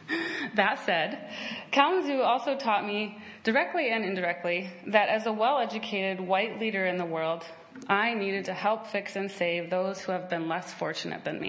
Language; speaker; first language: English; native; English